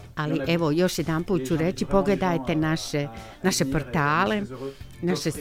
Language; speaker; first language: Bosnian; non-native, fluent; French